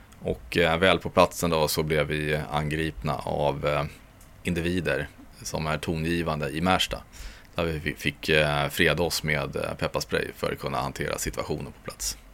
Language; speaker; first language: Swedish; native; Swedish